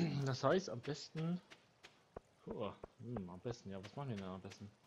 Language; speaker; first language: German; native; German